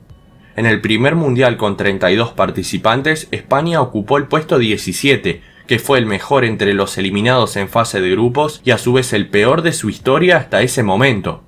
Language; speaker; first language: Spanish; native; Spanish